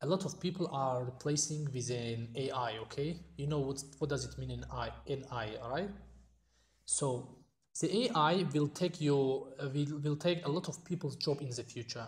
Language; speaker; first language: English; non-native, fluent; Tajik